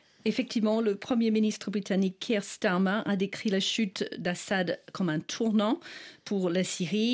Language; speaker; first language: French; non-native, fluent; English